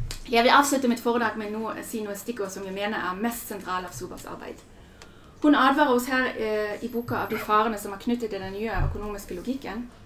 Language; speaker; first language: Norwegian; non-native, fluent; German